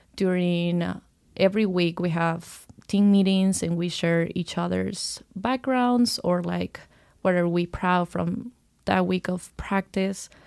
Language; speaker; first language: English; non-native, fluent; Spanish